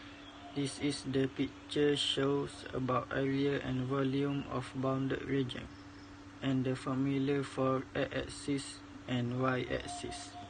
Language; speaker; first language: English; non-native, local second language; Malay